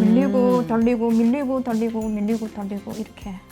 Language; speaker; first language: Korean; non-native, learner; Chinese